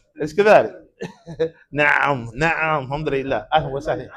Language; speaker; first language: Arabic; non-native, fluent; English